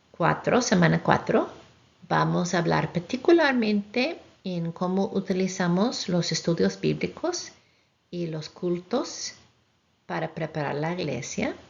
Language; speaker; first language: Spanish; non-native, fluent; English